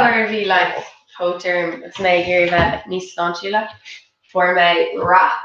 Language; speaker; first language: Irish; non-native, local second language; English